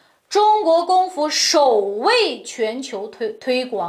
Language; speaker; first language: Chinese; non-native, local second language; Uyghur